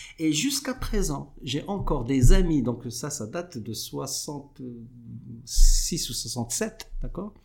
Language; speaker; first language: French; non-native, local second language; Arabic